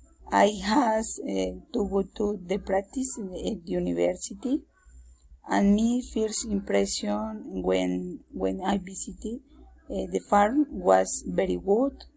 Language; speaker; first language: English; non-native, learner; Spanish